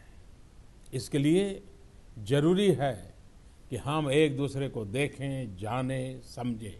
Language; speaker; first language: Hindi; non-native, local second language; Gujarati